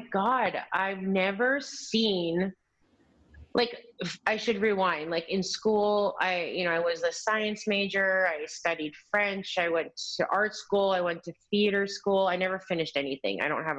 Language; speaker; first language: English; native; English